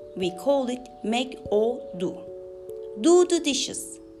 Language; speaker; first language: English; non-native, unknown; Turkish